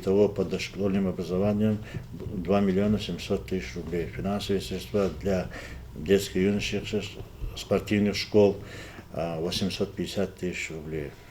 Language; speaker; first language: Russian; non-native, local second language; Lezghian